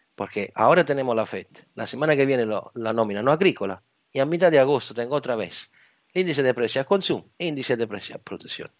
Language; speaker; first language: Spanish; non-native, fluent; Italian